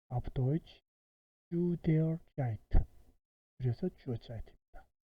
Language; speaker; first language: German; non-native, fluent; Korean